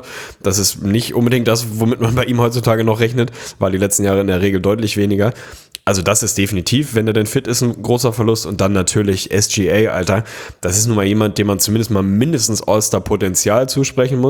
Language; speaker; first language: German; native; German